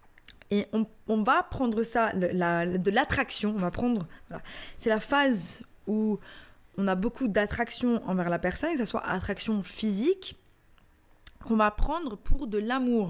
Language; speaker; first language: French; native; French